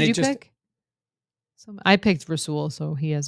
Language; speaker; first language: English; native; English